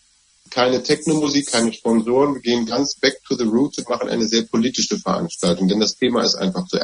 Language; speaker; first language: German; native; German